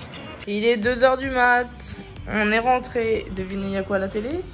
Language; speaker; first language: French; native; French